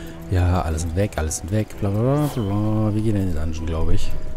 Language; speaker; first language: German; native; German